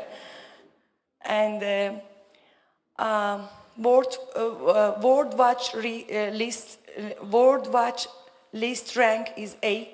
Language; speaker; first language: English; non-native, learner; Persian